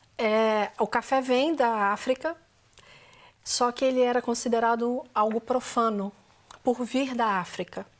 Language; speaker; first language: Portuguese; native; Portuguese